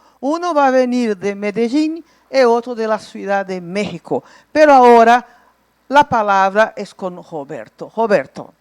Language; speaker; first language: Spanish; non-native, local second language; Portuguese